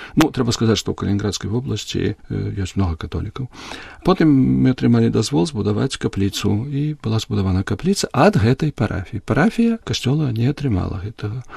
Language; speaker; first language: Belarusian; non-native, local second language; Polish